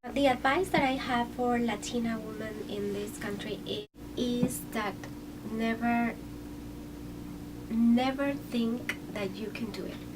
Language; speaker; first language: English; non-native, fluent; Spanish